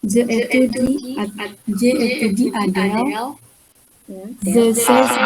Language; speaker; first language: French; non-native, learner; Indonesian